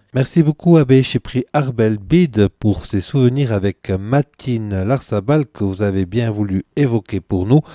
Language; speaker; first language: French; native; French